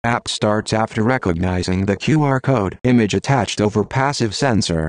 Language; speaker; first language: English; non-native, fluent; Greek